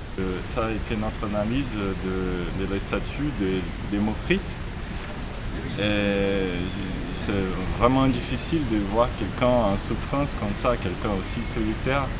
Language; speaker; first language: French; non-native, fluent; Portuguese